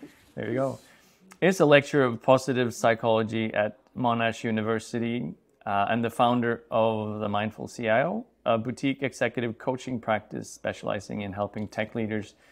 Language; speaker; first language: English; non-native, fluent; Swedish